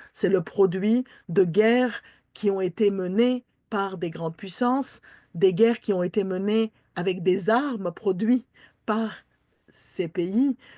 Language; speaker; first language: French; non-native, local second language; Armenian